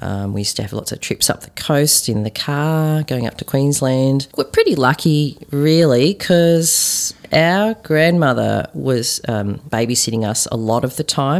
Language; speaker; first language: English; native; English